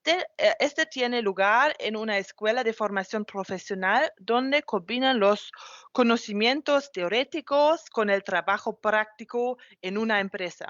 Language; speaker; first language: Spanish; non-native, fluent; German